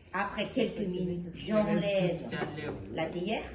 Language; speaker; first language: French; native; French